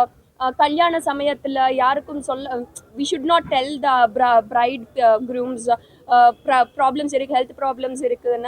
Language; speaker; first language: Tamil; non-native, fluent; Telugu